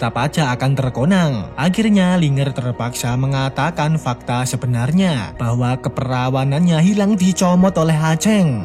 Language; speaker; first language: Indonesian; native; Indonesian